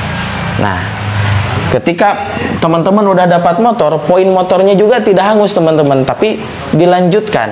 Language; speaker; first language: Indonesian; non-native, local second language; Sundanese